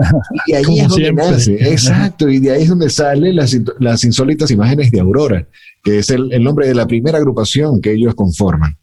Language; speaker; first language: Spanish; native; Spanish